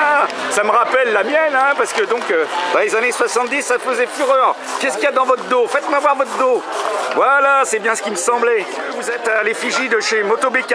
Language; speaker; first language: French; native; French